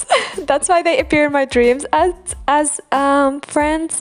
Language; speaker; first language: English; non-native, fluent; Arabic